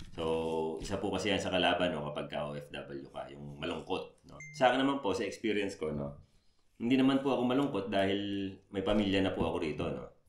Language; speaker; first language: Filipino; native; Filipino